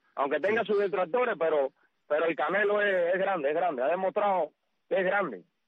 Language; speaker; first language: Spanish; native; Spanish